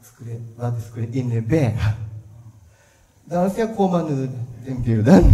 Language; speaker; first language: Swedish; non-native, fluent; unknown